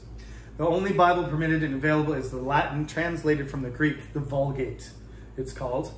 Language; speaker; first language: English; native; English